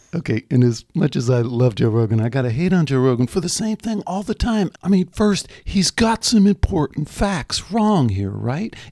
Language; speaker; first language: English; native; English